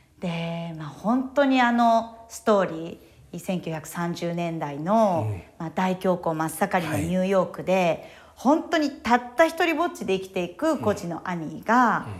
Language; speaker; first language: Japanese; native; Japanese